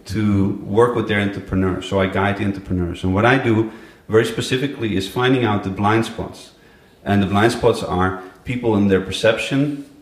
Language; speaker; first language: English; non-native, fluent; Dutch